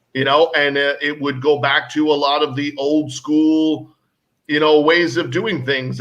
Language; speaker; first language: English; native; English